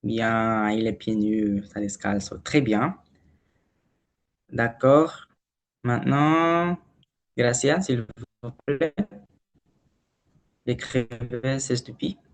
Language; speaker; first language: French; non-native, learner; Spanish